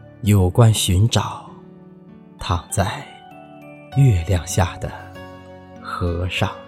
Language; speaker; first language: Chinese; native; Chinese